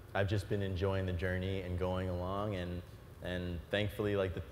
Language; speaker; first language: English; native; English